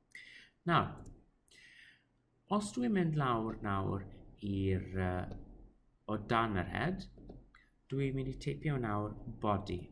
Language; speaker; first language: Welsh; non-native, local second language; English